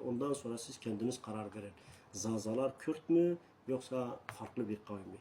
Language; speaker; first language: Turkish; non-native, local second language; Kurdish